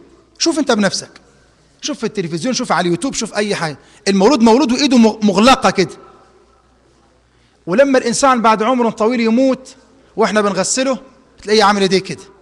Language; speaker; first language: Arabic; native; Arabic